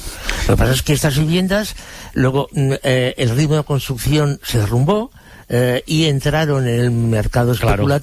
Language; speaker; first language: Spanish; native; Spanish